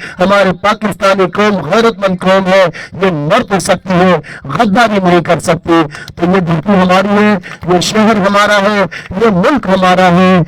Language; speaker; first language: Urdu; non-native, local second language; Baluchi